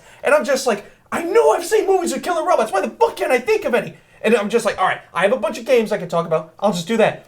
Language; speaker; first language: English; native; English